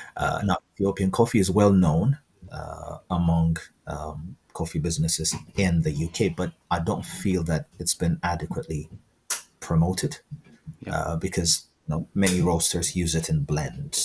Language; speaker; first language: English; non-native, fluent; Amharic